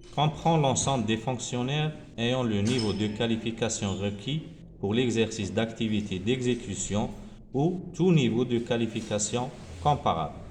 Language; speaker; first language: French; non-native, local second language; Arabic